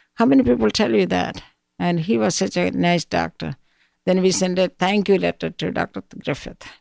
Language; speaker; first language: English; non-native, local second language; Malayalam